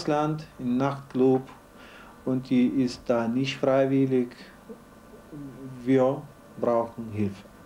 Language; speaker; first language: German; non-native, learner; Ukrainian